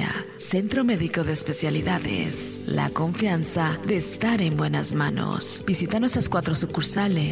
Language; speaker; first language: Spanish; native; Spanish